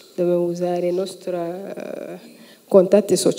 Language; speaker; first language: Italian; non-native, fluent; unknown